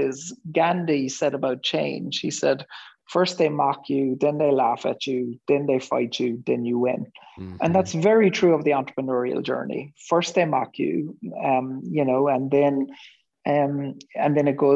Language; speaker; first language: English; native; English